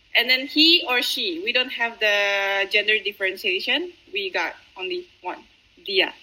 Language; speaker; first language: English; non-native, fluent; Indonesian